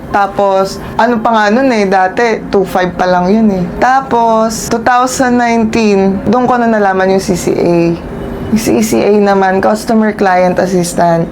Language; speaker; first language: Filipino; non-native, local second language; Cebuano